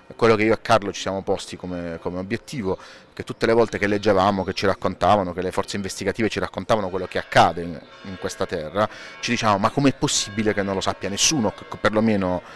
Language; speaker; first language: Italian; native; Italian